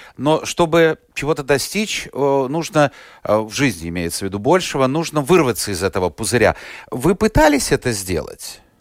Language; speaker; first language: Russian; native; Russian